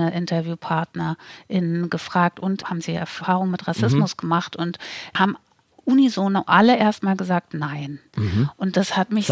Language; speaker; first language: German; native; German